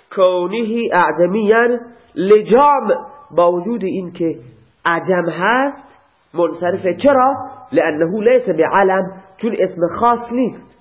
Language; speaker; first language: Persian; non-native, local second language; Baluchi